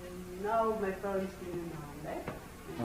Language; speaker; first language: English; non-native, learner; Amharic